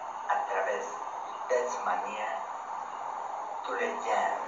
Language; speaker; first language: French; non-native, learner; Spanish